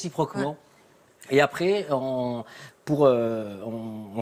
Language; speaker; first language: French; native; French